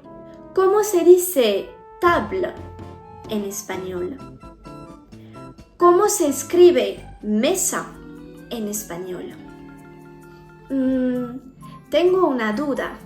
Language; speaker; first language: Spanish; non-native, fluent; French